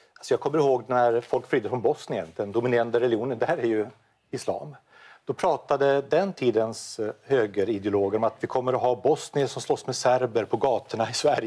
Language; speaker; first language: Swedish; native; Swedish